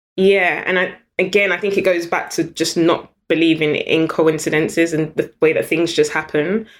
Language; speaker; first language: English; native; English